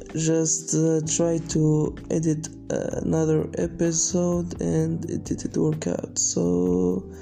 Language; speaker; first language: English; non-native, learner; Arabic